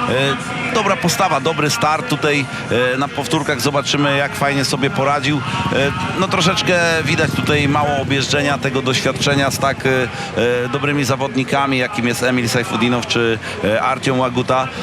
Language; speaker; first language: Polish; native; Polish